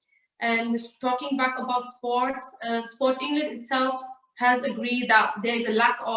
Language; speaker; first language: English; early bilingual, other home language; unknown